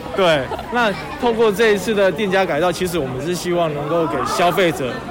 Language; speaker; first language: Chinese; native; Chinese